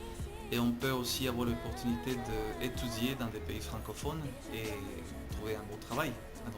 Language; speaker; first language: French; non-native, learner; Spanish